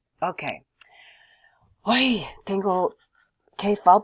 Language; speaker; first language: Spanish; non-native, learner; English